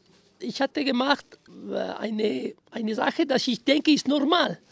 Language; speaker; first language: German; non-native, fluent; Italian